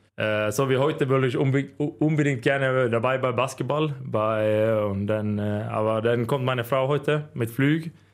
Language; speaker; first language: German; non-native, learner; Swedish